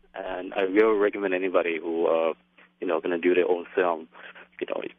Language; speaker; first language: English; non-native, fluent; Lao